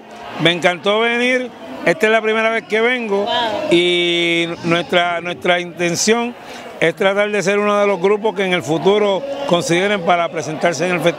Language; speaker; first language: Spanish; native; Spanish